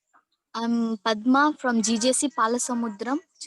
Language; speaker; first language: English; non-native, learner; Telugu